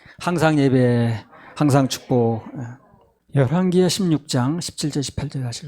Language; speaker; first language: Korean; native; Korean